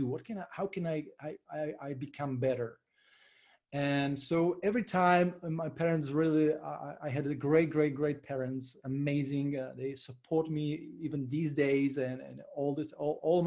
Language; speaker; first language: English; non-native, fluent; Slovak